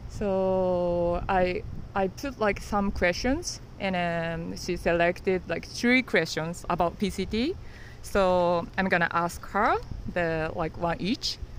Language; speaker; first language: English; non-native, learner; Japanese